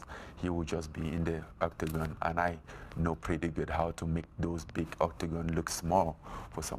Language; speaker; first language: English; non-native, fluent; French